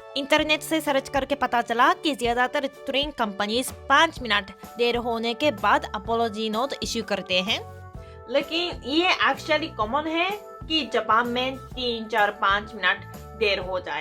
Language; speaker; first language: Hindi; non-native, fluent; Japanese